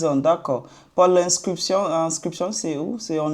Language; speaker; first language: French; non-native, learner; Igbo